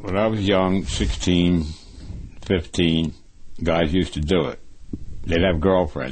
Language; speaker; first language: English; native; English